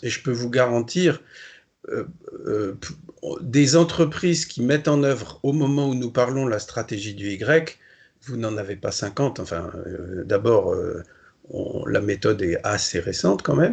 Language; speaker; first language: French; native; French